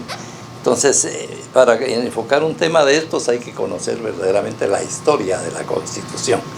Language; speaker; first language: Spanish; native; Spanish